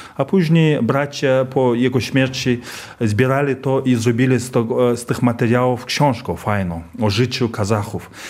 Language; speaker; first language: Polish; non-native, fluent; Kazakh